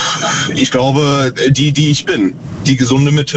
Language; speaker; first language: German; native; German